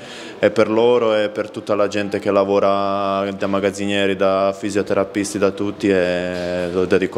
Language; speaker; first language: Italian; non-native, fluent; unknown